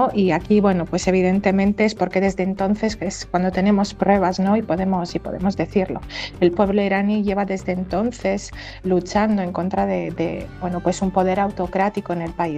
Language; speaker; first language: Spanish; native; Spanish